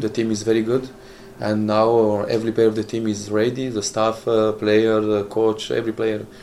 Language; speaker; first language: English; non-native, learner; Italian